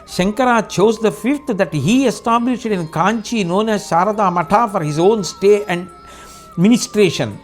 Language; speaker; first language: English; non-native, local second language; Telugu